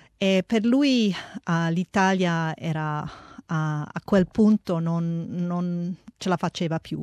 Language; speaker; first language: Italian; early bilingual, heritage; Italian